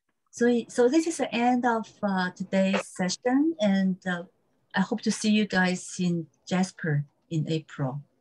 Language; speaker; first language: English; non-native, fluent; Chinese